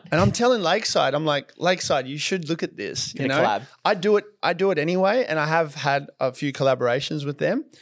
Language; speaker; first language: English; native; English